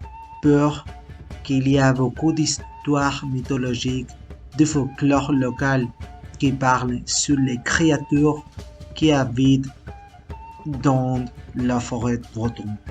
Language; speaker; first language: French; non-native, learner; Spanish